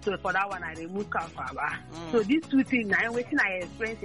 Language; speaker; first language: English; non-native, local second language; Igbo